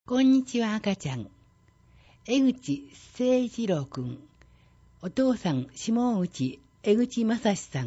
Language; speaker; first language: Japanese; native; Japanese